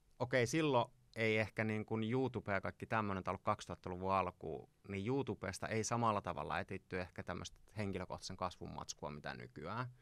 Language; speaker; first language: Finnish; native; Finnish